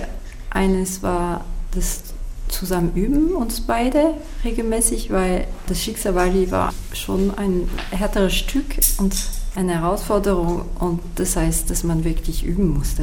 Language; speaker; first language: German; non-native, fluent; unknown